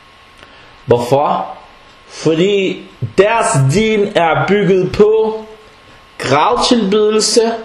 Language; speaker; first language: Danish; non-native, fluent; Arabic